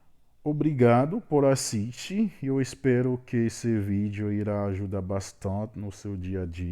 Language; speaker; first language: Portuguese; non-native, learner; Haitian Creole